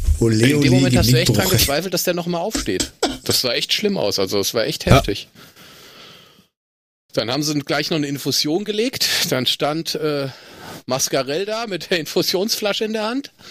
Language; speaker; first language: German; native; German